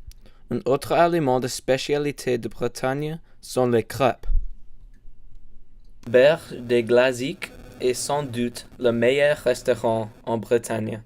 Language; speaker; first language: French; non-native, learner; English